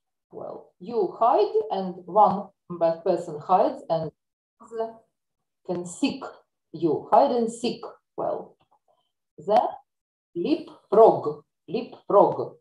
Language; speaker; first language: English; non-native, fluent; Ukrainian